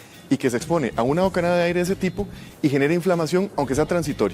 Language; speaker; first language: Spanish; native; Spanish